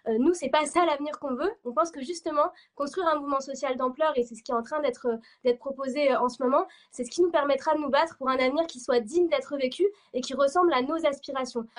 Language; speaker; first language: French; native; French